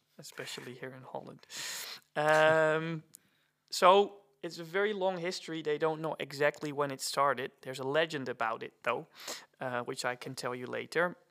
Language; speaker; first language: English; non-native, fluent; Dutch